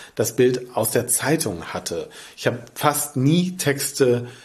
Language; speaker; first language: German; native; German